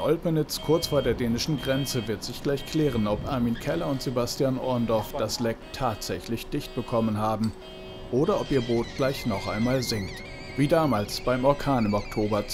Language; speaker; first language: German; native; German